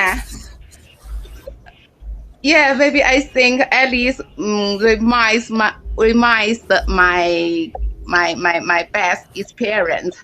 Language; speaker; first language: English; non-native, learner; Chinese